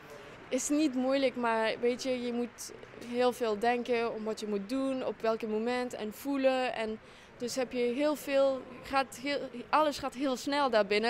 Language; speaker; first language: Dutch; non-native, fluent; French